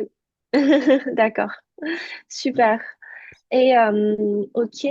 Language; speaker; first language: French; non-native, fluent; Chinese